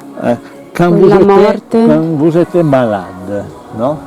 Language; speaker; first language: French; non-native, learner; Italian